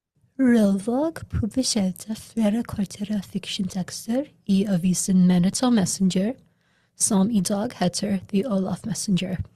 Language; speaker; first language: Norwegian; non-native, learner; English